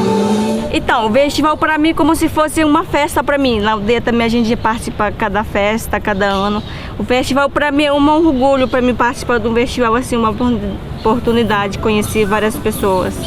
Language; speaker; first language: Portuguese; non-native, local second language; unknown